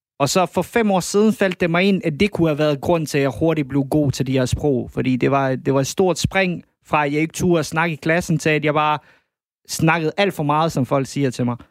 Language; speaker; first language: Danish; early bilingual, other home language; Bosnian